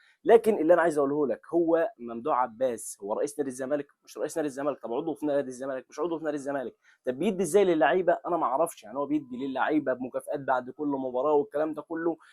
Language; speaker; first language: Arabic; native; Arabic